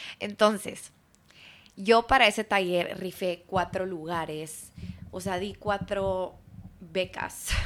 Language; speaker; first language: Spanish; early bilingual, heritage; Spanish